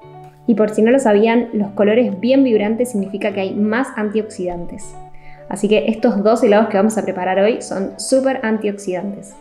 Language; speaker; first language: Spanish; native; Spanish